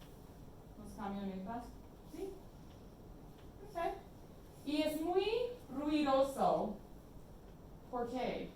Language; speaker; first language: Spanish; non-native, fluent; English